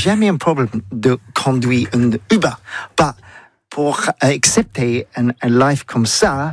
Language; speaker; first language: French; non-native, learner; English